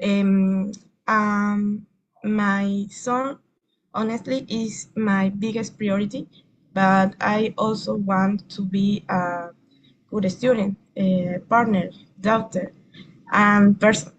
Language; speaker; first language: English; non-native, learner; Spanish